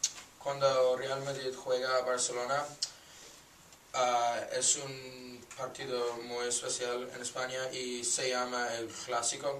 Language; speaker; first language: Spanish; non-native, learner; English